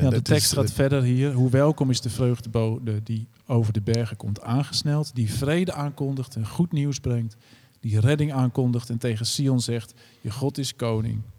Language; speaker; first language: Dutch; native; Dutch